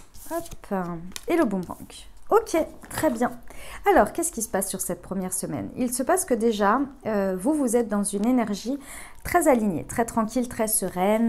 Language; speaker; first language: French; native; French